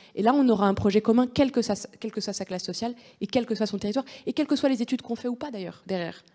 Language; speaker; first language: French; native; French